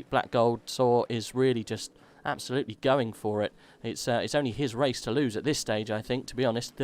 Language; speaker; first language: English; native; English